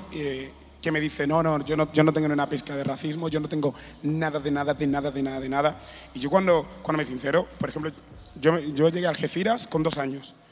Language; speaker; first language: Spanish; early bilingual, other home language; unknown